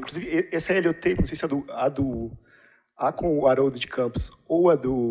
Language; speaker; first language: Portuguese; native; Portuguese